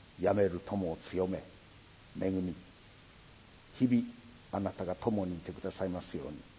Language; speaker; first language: Japanese; native; Japanese